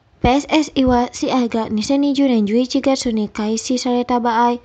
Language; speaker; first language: Japanese; non-native, fluent; Indonesian